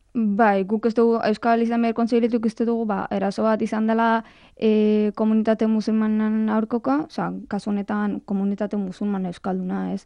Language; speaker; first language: Basque; non-native, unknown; Arabic